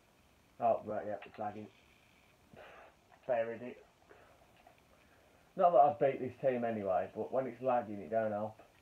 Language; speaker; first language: English; native; English